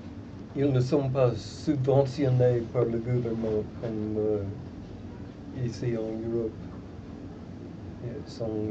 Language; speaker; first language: French; non-native, fluent; English